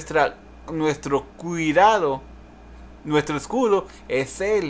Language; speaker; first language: Spanish; early bilingual, heritage; Spanish